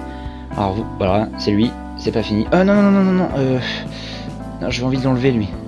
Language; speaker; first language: French; native; French